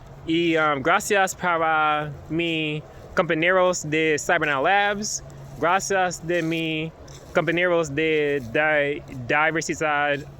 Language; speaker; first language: Spanish; non-native, learner; English